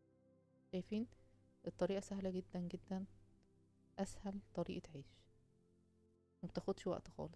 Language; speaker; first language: Arabic; native; Arabic